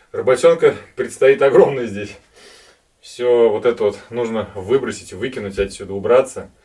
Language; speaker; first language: Russian; native; Russian